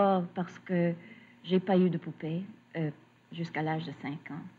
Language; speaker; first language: French; early bilingual, other home language; Russian